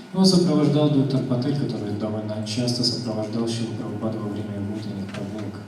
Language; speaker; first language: Russian; native; Russian